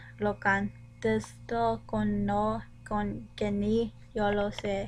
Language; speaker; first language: Spanish; non-native, learner; English